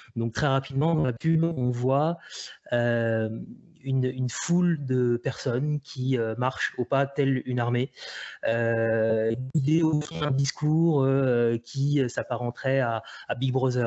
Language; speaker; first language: French; native; French